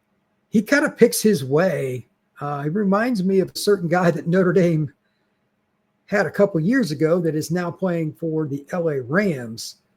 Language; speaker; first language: English; native; English